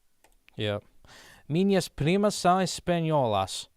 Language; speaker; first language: Portuguese; non-native, learner; English